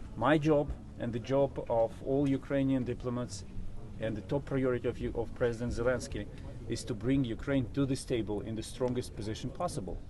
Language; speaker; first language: English; non-native, fluent; Ukrainian